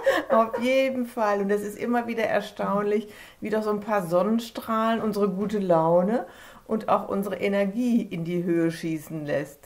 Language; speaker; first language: German; native; German